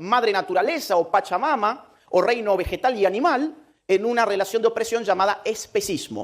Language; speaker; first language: Spanish; native; Spanish